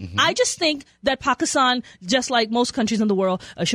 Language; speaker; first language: English; non-native, local second language; Urdu